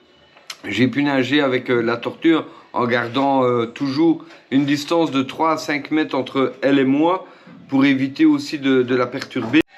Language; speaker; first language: French; native; French